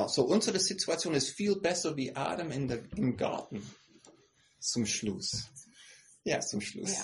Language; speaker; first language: German; non-native, fluent; English